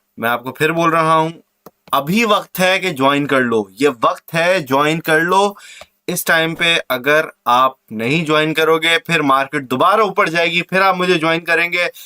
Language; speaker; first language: Urdu; native; Urdu